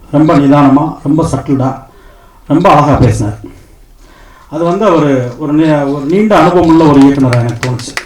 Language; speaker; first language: Tamil; native; Tamil